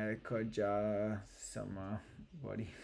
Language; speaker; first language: Indonesian; non-native, learner; English